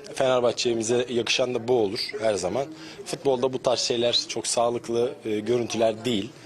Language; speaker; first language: Turkish; native; Turkish